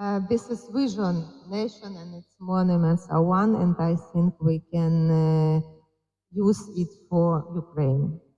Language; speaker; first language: English; non-native, fluent; Ukrainian